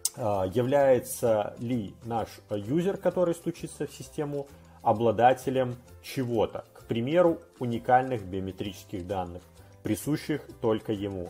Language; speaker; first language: Russian; native; Russian